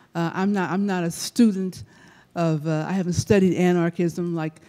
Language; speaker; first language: English; native; English